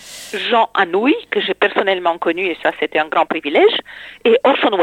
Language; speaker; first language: French; non-native, fluent; Romanian